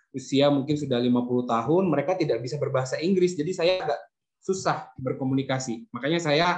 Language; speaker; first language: Indonesian; native; Indonesian